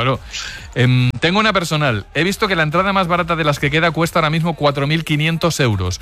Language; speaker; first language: Spanish; native; Spanish